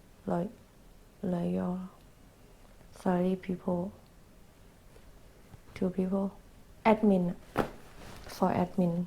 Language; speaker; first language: English; non-native, learner; Thai